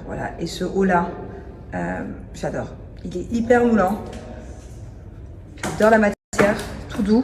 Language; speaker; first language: French; native; French